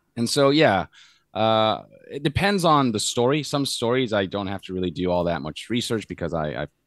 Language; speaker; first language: English; non-native, fluent; Spanish